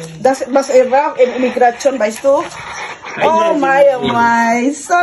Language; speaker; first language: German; non-native, learner; Filipino